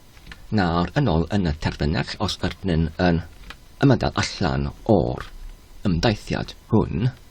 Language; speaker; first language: Welsh; non-native, learner; Polish